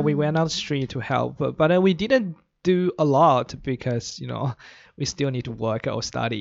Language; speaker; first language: English; non-native, fluent; Chinese